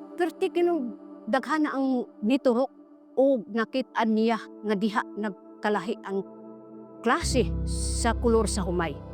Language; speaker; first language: Cebuano; non-native, local second language; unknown